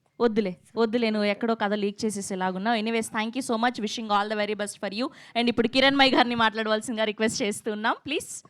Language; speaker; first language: Telugu; native; Telugu